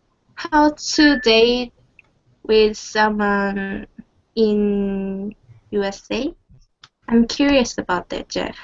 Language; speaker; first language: English; non-native, learner; Korean